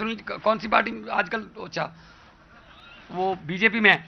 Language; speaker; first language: Hindi; non-native, local second language; Punjabi